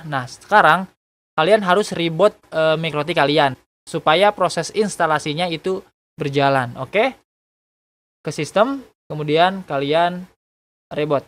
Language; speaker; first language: Indonesian; native; Indonesian